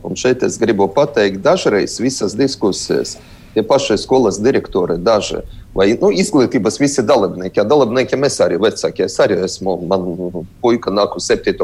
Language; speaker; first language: Latvian; non-native, local second language; Russian